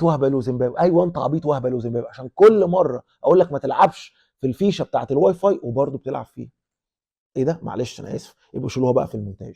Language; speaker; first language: Arabic; native; Arabic